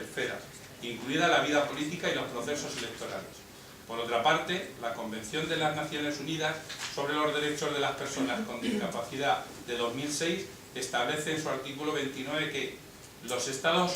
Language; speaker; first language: Spanish; native; Spanish